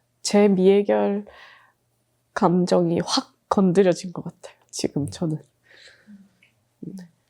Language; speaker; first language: Korean; native; Korean